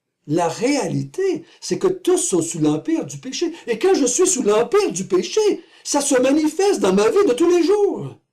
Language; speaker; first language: French; native; French